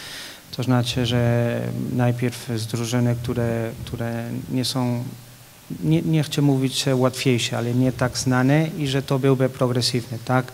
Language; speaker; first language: Polish; non-native, fluent; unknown